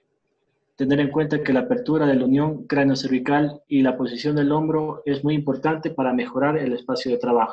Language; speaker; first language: Spanish; native; Spanish